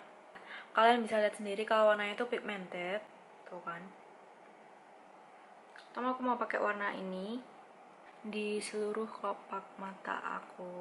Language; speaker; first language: Indonesian; native; Indonesian